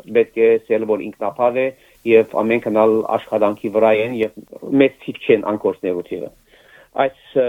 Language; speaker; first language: Armenian; early bilingual, heritage; Armenian